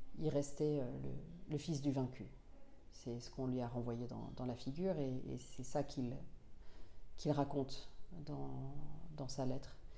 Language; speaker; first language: French; non-native, local second language; Finnish